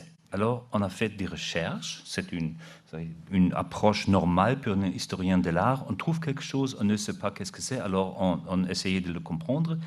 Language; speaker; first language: French; non-native, learner; German